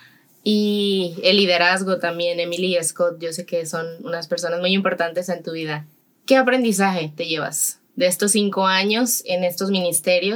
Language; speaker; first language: Spanish; native; Spanish